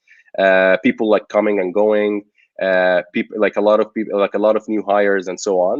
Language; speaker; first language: English; non-native, local second language; Arabic